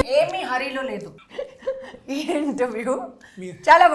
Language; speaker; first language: Telugu; non-native, local second language; Hindi